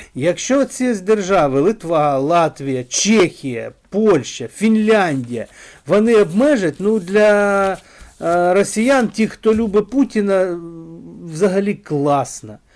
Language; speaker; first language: Ukrainian; non-native, local second language; Russian